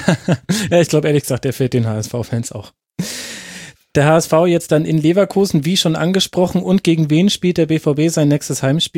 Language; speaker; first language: German; native; German